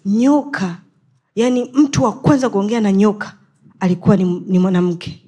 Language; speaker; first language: Swahili; native; Swahili